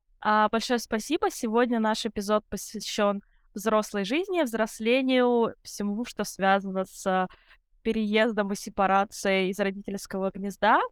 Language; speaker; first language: Russian; early bilingual, other home language; Arabic